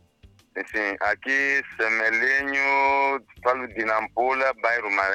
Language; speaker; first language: Portuguese; non-native, local second language; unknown